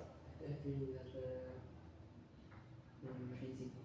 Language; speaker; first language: English; non-native, learner; Vietnamese